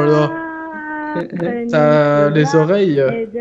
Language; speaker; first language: French; native; French